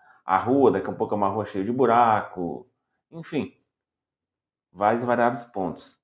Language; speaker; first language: Portuguese; native; Portuguese